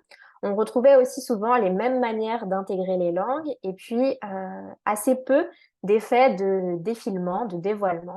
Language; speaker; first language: French; native; French